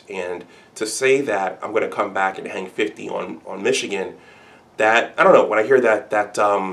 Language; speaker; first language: English; native; English